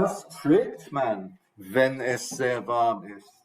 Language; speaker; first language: German; non-native, fluent; English